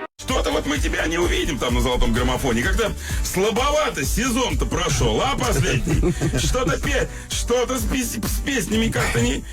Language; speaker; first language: Russian; native; Russian